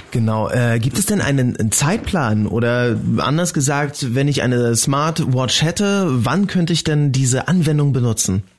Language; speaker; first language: German; native; German